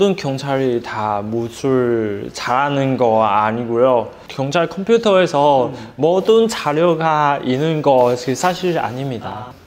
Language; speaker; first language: Korean; non-native, fluent; Chinese